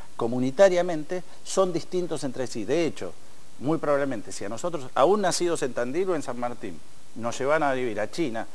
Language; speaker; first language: Spanish; native; Spanish